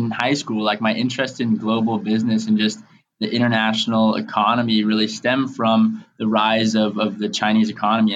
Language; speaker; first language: English; native; English